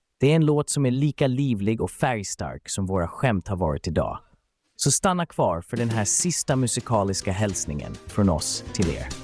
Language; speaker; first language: Swedish; native; Swedish